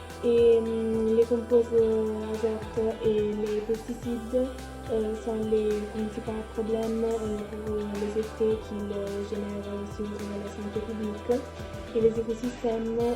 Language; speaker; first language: French; non-native, learner; Italian